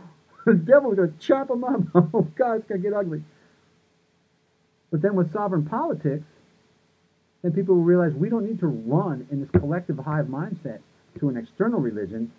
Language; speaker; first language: English; native; English